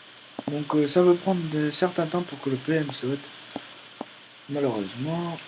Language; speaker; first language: French; native; French